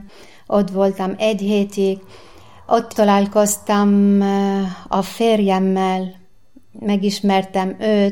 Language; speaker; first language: Hungarian; non-native, fluent; Arabic